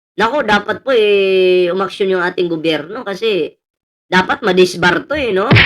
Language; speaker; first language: Filipino; native; Filipino